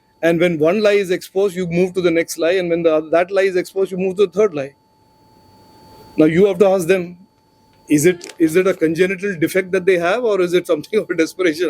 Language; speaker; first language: English; non-native, local second language; Malayalam